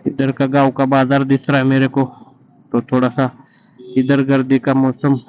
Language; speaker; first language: Hindi; non-native, local second language; Marathi